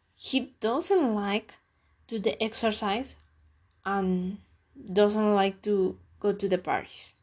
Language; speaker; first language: English; non-native, learner; Spanish